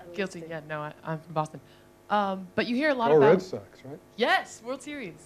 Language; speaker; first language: English; non-native, fluent; Spanish